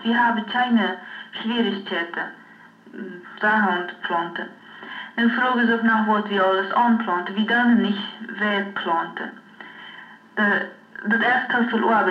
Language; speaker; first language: German; non-native, learner; Low German